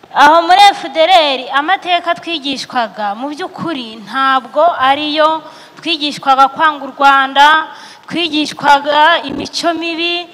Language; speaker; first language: Kinyarwanda; early bilingual, heritage; Kinyarwanda